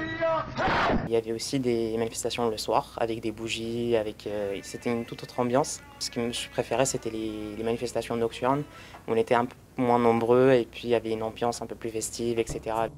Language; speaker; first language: French; early bilingual, other home language; Arabic